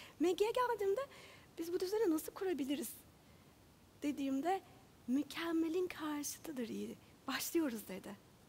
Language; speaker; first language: Turkish; native; Turkish